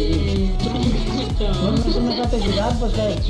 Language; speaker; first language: Portuguese; native; Portuguese